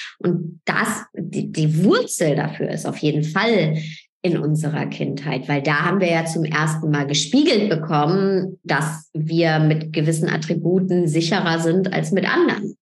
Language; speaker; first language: German; early bilingual, other home language; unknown